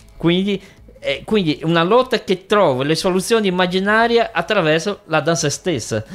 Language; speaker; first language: Italian; non-native, fluent; Portuguese